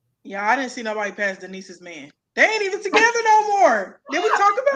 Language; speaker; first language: English; native; English